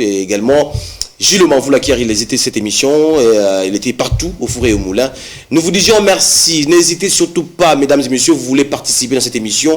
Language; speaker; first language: French; non-native, local second language; Lingala